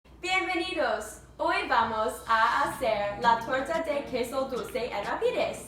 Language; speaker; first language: Spanish; non-native, learner; English